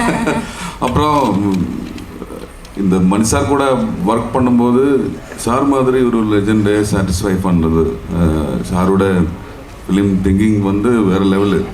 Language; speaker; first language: Tamil; non-native, learner; Malayalam